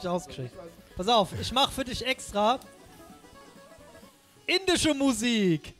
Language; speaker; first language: German; native; German